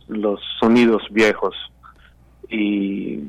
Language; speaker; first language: Spanish; non-native, fluent; Swedish